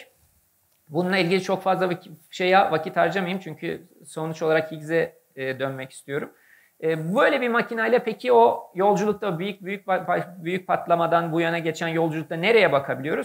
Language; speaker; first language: Turkish; native; Turkish